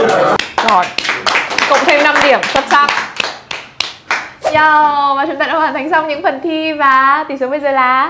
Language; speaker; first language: Vietnamese; native; Vietnamese